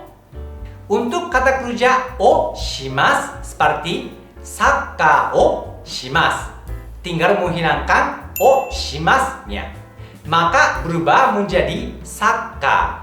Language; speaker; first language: Indonesian; non-native, fluent; Japanese